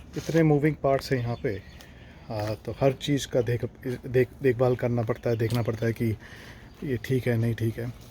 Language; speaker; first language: Hindi; non-native, local second language; Tamil